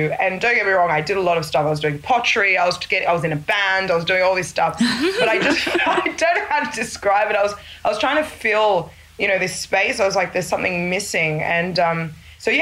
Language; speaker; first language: English; native; English